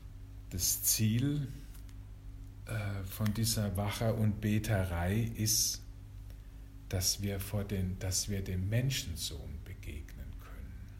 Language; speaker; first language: German; native; German